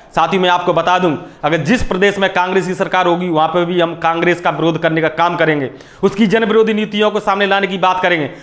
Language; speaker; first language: Hindi; native; Hindi